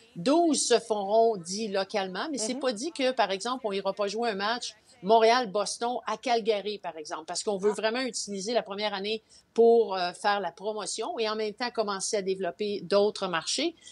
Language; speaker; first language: French; native; French